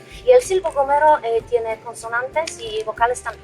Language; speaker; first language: Spanish; non-native, fluent; Polish